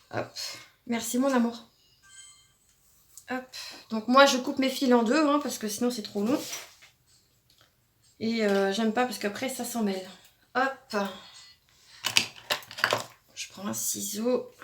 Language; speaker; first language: French; native; French